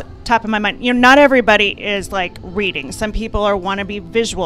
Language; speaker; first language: English; native; English